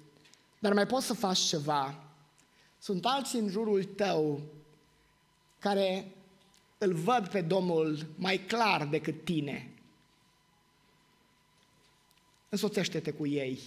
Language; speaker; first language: Romanian; native; Romanian